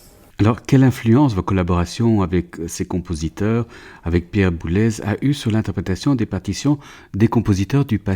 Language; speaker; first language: French; native; French